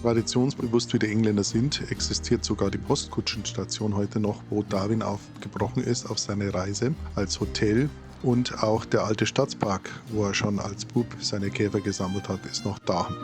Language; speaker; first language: German; native; German